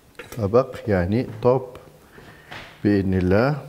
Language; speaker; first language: Arabic; native; Arabic